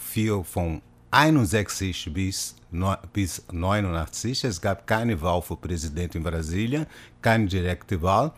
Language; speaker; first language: German; non-native, fluent; Portuguese